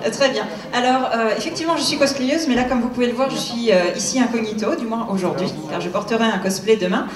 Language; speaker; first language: French; native; French